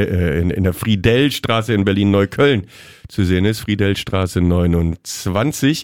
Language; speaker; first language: German; native; German